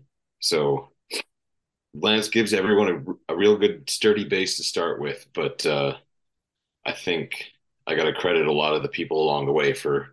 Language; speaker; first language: English; native; English